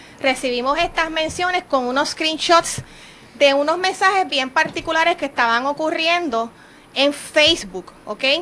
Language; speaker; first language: Spanish; native; Spanish